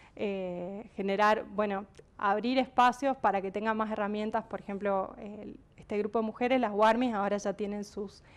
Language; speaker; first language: Spanish; native; Spanish